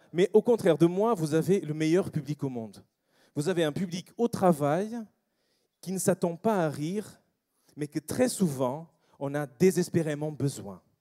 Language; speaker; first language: French; non-native, fluent; English